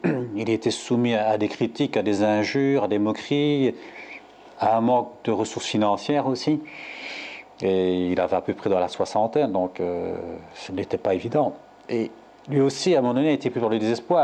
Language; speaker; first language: French; native; French